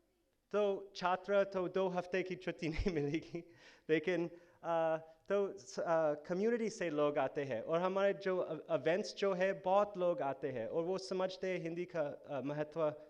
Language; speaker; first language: Hindi; non-native, fluent; English